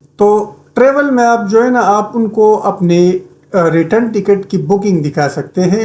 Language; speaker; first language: Urdu; native; Urdu